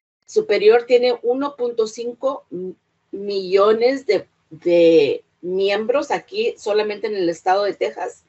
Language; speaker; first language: Spanish; early bilingual, heritage; Spanish